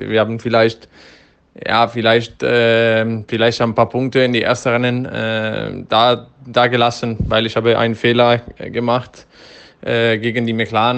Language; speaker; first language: German; non-native, fluent; Dutch